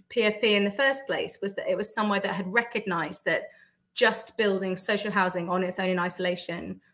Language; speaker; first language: English; native; English